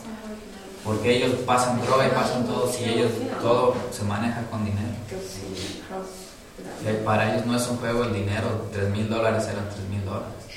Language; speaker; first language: Spanish; native; Spanish